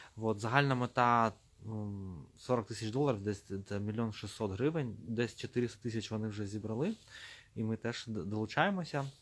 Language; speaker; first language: Ukrainian; non-native, local second language; Russian